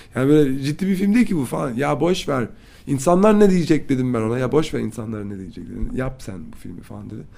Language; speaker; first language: Turkish; early bilingual, other home language; German